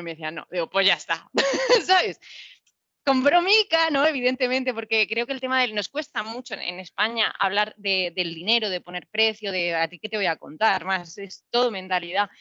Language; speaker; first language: Spanish; native; Spanish